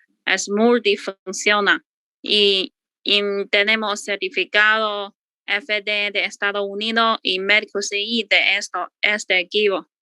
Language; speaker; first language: Spanish; non-native, learner; Chinese